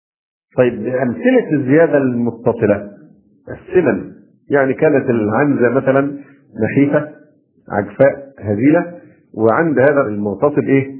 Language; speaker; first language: Arabic; native; Arabic